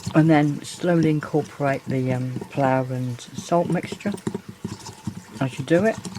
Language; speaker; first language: English; native; English